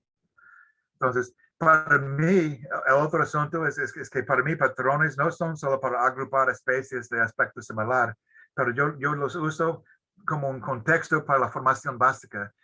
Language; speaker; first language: Spanish; non-native, fluent; English